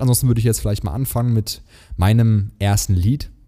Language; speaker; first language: German; native; German